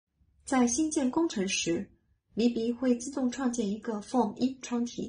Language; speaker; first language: Chinese; native; Chinese